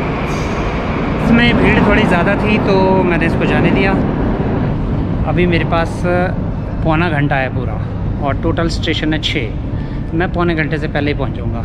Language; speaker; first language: Hindi; native; Hindi